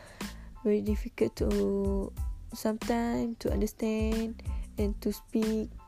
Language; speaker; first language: English; non-native, local second language; Malay